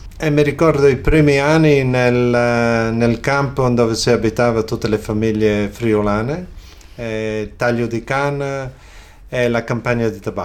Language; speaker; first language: Italian; early bilingual, other home language; Friulian